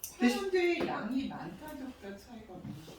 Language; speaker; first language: Korean; native; Korean